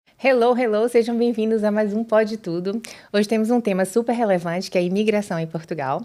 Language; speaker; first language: Portuguese; native; Portuguese